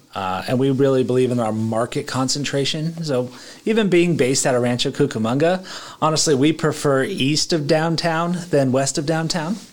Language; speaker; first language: English; native; English